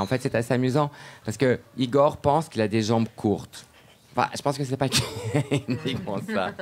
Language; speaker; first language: French; native; French